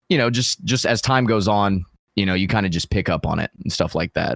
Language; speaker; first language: English; native; English